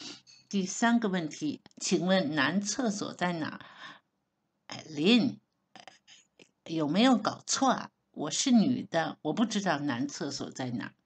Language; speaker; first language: Chinese; non-native, learner; Hebrew